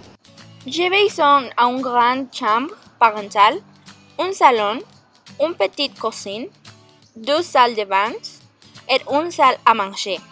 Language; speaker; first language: French; non-native, learner; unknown